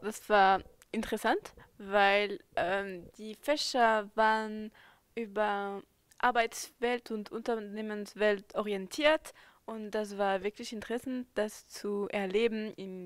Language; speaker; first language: German; non-native, fluent; French